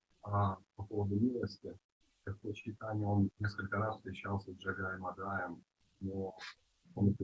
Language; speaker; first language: Russian; native; Russian